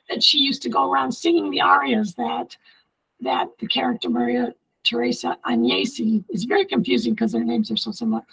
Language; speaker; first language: English; early bilingual, other home language; Italian